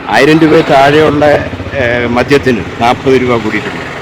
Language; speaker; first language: Malayalam; native; Malayalam